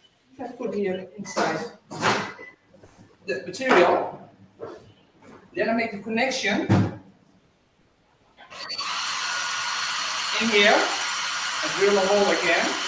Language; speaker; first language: English; non-native, fluent; Dutch